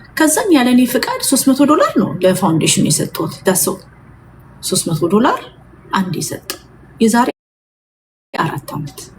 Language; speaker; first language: Amharic; non-native, local second language; Oromo